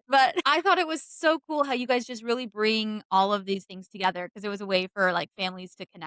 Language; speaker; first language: English; native; English